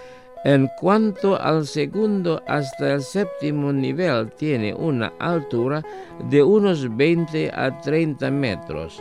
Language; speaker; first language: Spanish; non-native, fluent; Indonesian